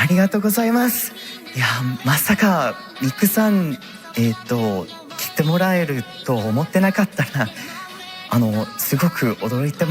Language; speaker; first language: Japanese; non-native, fluent; English